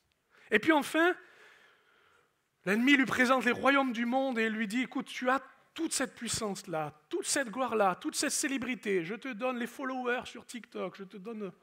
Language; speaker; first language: French; native; French